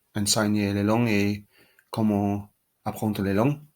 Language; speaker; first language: French; non-native, learner; English